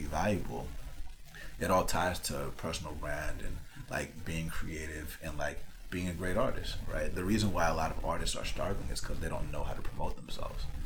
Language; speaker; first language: English; early bilingual, other home language; Spanish